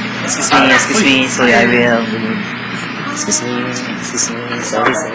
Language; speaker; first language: English; non-native, learner; Cebuano